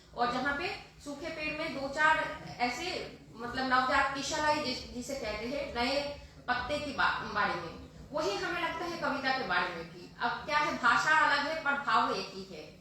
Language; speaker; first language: Hindi; non-native, local second language; Bangla